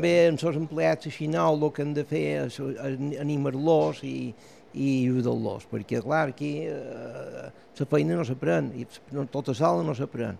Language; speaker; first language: Catalan; native; Catalan